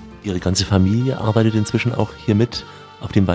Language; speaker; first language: German; native; German